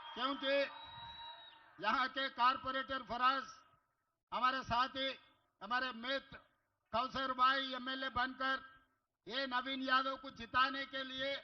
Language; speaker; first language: Hindi; non-native, local second language; Telugu